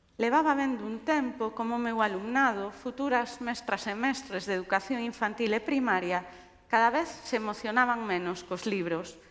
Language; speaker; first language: Galician; non-native, local second language; Spanish